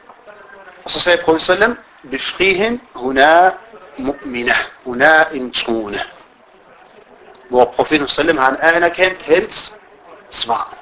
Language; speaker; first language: Danish; early bilingual, other home language; Arabic